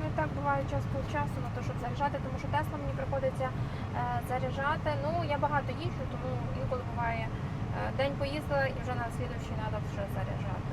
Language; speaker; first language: Ukrainian; native; Ukrainian